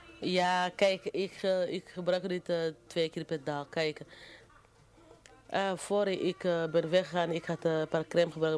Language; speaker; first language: Dutch; non-native, fluent; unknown